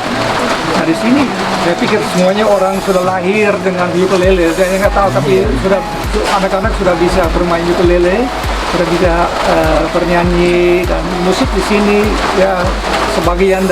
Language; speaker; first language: Indonesian; non-native, fluent; Dutch